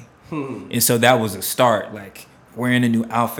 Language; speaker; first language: English; native; English